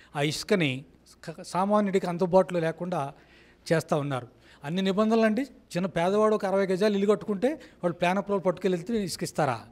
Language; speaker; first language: Telugu; native; Telugu